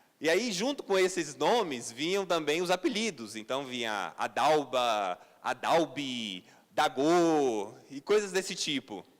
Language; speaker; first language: Portuguese; native; Portuguese